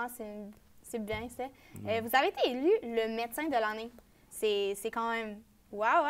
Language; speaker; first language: French; native; French